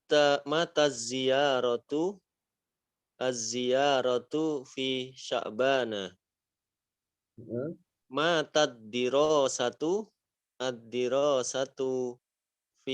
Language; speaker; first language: Arabic; non-native, learner; Indonesian